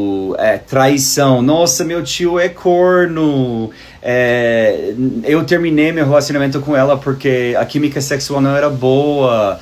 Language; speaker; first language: Portuguese; native; Portuguese